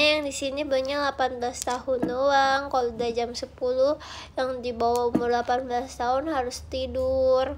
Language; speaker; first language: Indonesian; native; Indonesian